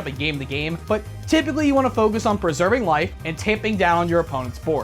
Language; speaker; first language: English; native; English